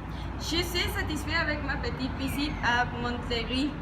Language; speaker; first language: French; non-native, learner; Spanish